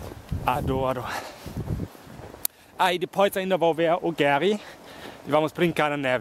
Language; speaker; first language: Portuguese; non-native, fluent; German